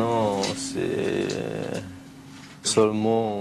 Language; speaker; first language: French; non-native, learner; Japanese